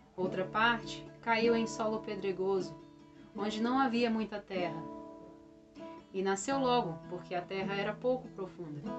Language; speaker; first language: Portuguese; native; Portuguese